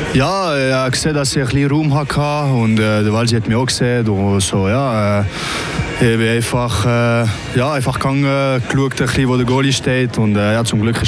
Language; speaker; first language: German; non-native, local second language; French